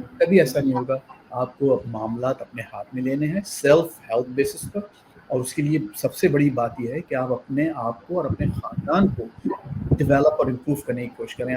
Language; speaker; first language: Urdu; native; Urdu